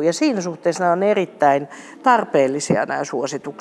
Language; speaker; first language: Finnish; native; Finnish